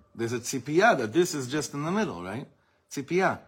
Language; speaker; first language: English; native; English